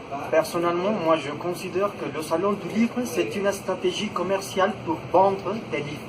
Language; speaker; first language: French; non-native, fluent; Spanish